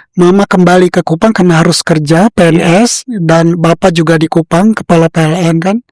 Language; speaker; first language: Indonesian; native; Indonesian